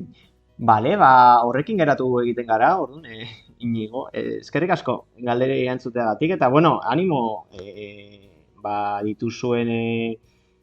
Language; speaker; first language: Basque; native; Basque